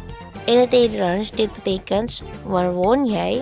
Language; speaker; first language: Dutch; non-native, learner; Indonesian